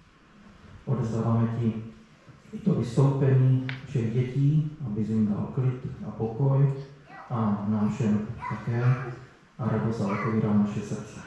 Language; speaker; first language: Czech; native; Czech